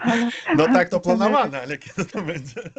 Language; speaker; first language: Polish; non-native, fluent; Belarusian